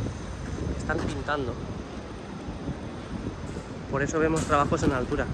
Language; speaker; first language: Spanish; native; Spanish